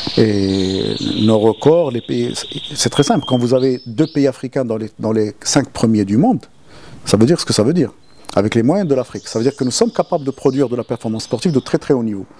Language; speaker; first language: French; non-native, local second language; Arabic